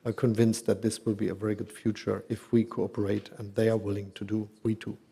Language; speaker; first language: English; non-native, fluent; German